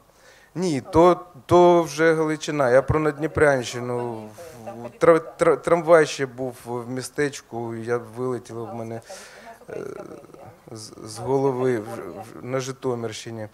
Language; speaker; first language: Ukrainian; native; Ukrainian